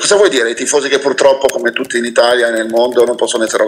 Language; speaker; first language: Italian; native; Italian